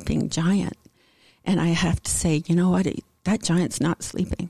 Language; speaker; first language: English; native; English